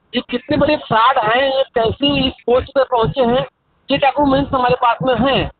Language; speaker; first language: Hindi; native; Hindi